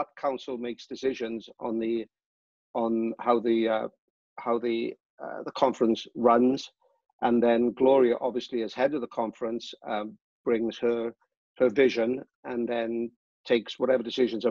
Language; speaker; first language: English; native; English